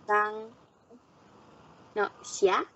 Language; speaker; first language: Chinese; non-native, learner; Spanish